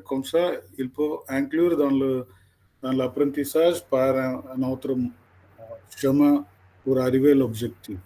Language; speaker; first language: French; non-native, fluent; Malayalam